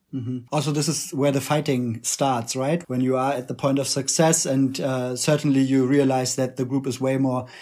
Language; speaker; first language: English; non-native, fluent; German